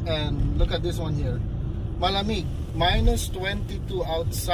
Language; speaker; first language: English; non-native, local second language; Filipino